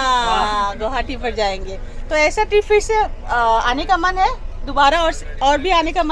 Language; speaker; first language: Hindi; non-native, local second language; Bangla